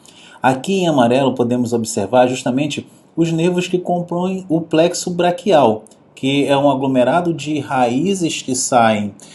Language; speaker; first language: Portuguese; native; Portuguese